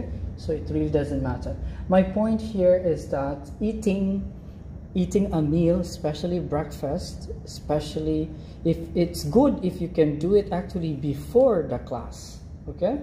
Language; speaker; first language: English; non-native, fluent; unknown